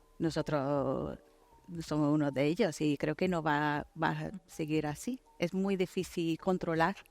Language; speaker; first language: Spanish; non-native, fluent; English